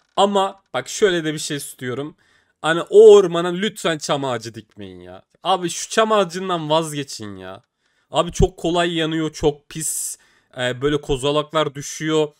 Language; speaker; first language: Turkish; native; Turkish